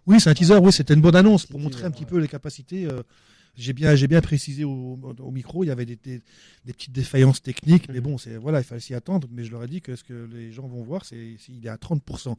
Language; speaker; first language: French; native; French